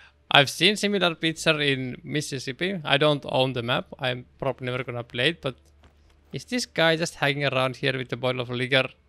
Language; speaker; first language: English; non-native, fluent; Finnish